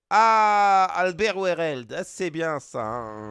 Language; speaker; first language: French; native; French